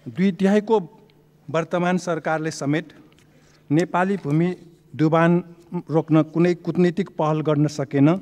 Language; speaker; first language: Nepali; non-native, local second language; Newari